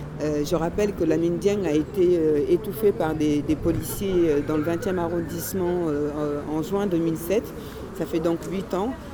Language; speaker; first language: French; early bilingual, other home language; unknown